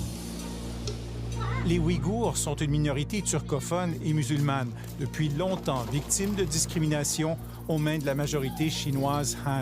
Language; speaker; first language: French; native; French